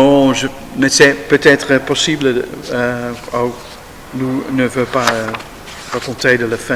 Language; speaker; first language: French; non-native, learner; Dutch